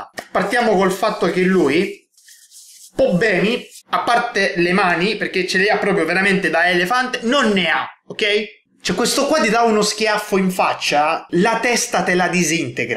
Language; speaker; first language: Italian; native; Italian